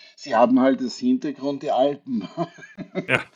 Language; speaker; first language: German; native; German